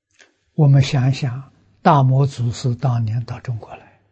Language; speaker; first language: Chinese; native; Chinese